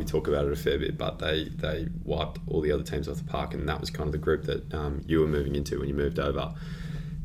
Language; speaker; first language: English; native; English